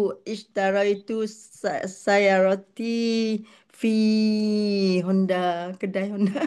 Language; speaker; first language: Arabic; non-native, learner; Malay